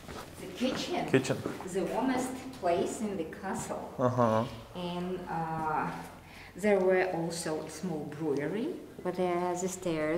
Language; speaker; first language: English; non-native, fluent; Latvian